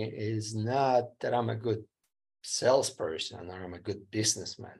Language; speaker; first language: English; non-native, fluent; Ukrainian